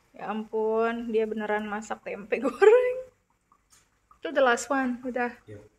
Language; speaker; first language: Indonesian; native; Indonesian